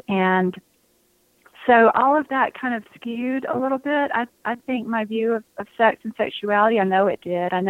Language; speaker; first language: English; native; English